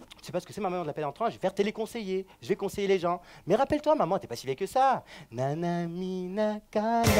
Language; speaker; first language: French; native; French